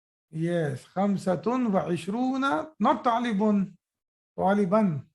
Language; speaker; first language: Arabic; non-native, fluent; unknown